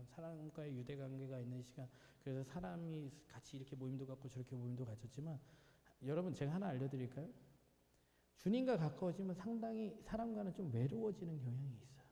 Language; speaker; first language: Korean; native; Korean